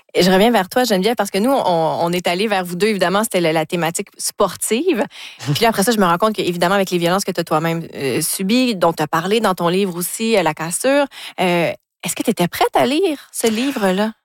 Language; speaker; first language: French; native; French